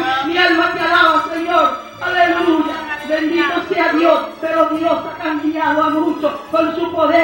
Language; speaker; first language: Spanish; native; Spanish